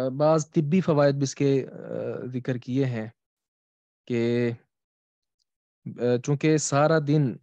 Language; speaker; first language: Urdu; native; Urdu